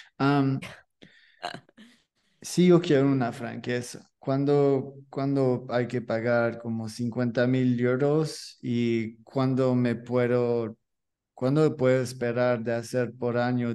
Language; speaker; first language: Spanish; non-native, learner; French